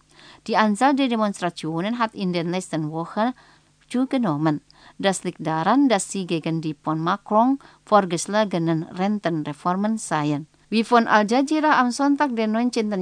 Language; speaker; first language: German; non-native, fluent; Indonesian